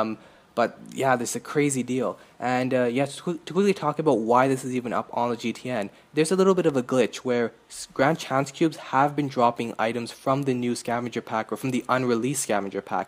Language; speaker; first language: English; native; English